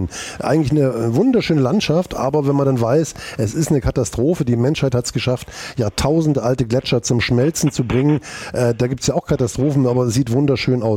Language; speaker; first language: German; native; German